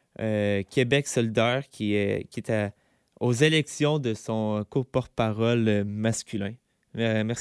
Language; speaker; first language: French; native; French